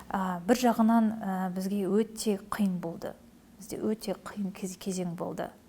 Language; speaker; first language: Kazakh; non-native, local second language; Russian